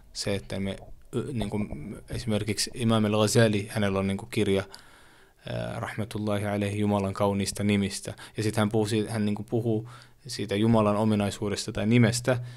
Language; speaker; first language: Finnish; early bilingual, other home language; Oromo